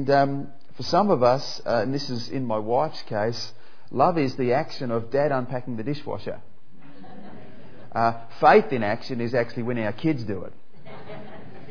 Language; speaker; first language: English; native; English